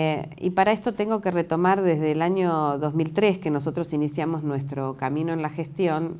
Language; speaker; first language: Spanish; native; Spanish